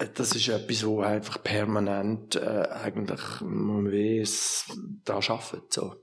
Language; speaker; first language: German; native; German